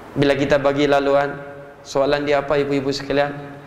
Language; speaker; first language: Malay; native; Malay